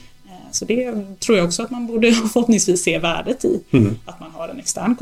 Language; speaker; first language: Swedish; native; Swedish